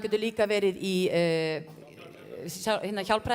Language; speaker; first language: Icelandic; native; Icelandic